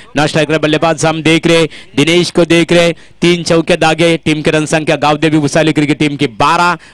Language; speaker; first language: Hindi; non-native, local second language; Marathi